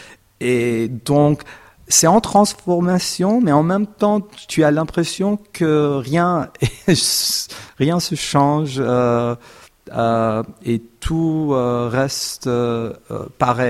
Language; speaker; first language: French; non-native, fluent; Armenian